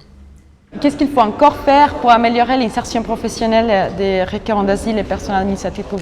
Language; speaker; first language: French; native; French